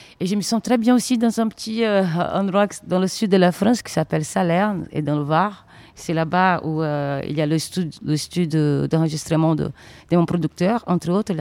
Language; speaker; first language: French; non-native, fluent; Portuguese